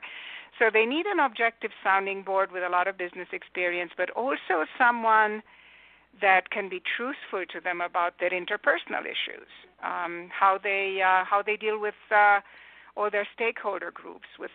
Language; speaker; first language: English; non-native, fluent; Romanian